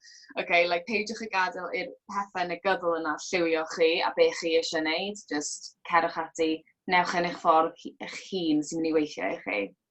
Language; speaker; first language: Welsh; native; Welsh